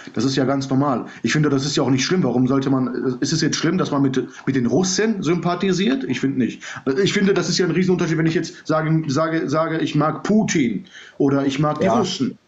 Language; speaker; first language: German; early bilingual, other home language; Serbian